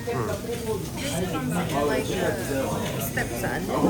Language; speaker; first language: Korean; non-native, learner; Arabic